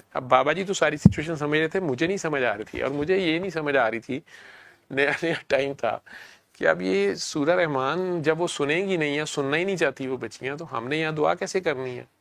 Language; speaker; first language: Urdu; native; Urdu